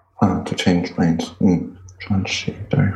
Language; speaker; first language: Chinese; non-native, learner; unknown